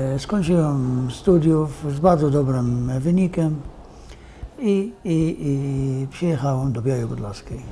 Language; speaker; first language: Polish; non-native, fluent; Arabic